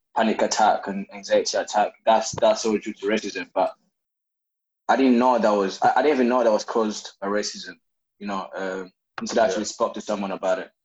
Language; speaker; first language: English; non-native, fluent; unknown